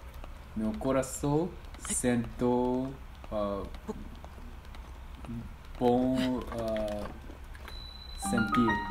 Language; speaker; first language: Portuguese; non-native, learner; English